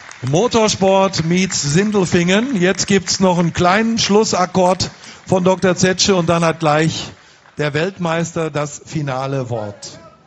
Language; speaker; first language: German; native; German